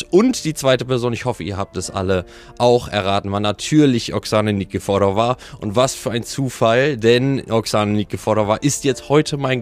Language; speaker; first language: German; native; German